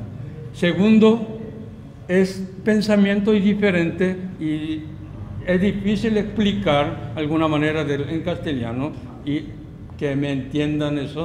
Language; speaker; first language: Spanish; non-native, learner; Korean